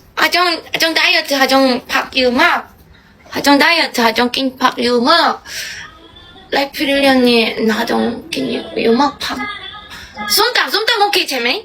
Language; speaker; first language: Thai; non-native, learner; Korean